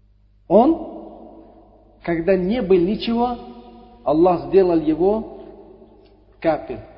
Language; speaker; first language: Russian; non-native, fluent; Uzbek